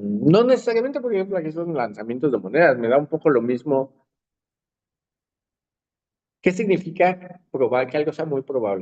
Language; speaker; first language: Spanish; native; Spanish